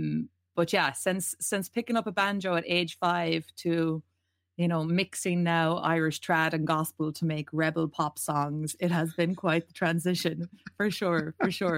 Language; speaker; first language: English; native; English